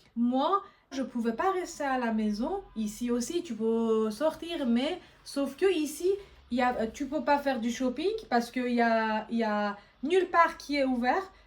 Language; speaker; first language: French; non-native, fluent; Persian